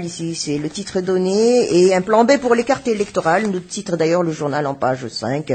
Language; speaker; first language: French; non-native, local second language; Malagasy